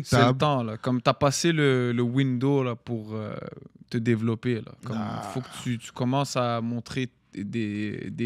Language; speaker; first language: French; native; French